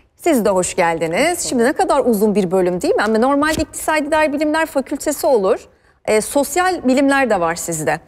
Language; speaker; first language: Turkish; native; Turkish